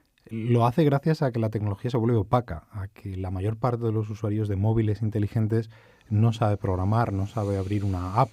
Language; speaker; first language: Spanish; native; Spanish